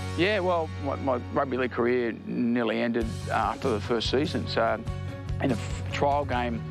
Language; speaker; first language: English; native; English